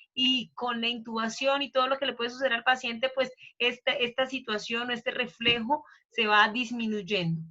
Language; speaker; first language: Spanish; native; Spanish